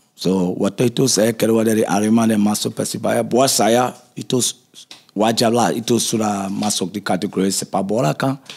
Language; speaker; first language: Indonesian; non-native, fluent; English